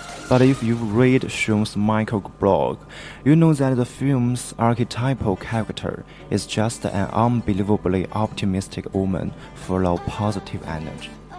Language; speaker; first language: English; non-native, fluent; Chinese